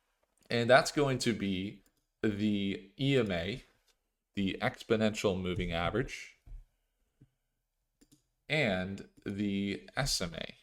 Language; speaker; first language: English; native; English